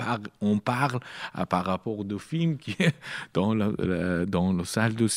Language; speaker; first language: French; non-native, learner; Persian